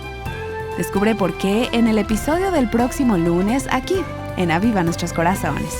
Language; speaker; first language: Spanish; native; Spanish